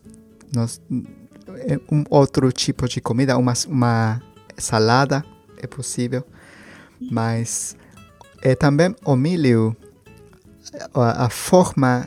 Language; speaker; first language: Portuguese; non-native, learner; Spanish